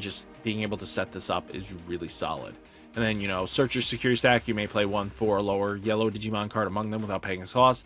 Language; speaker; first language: English; native; English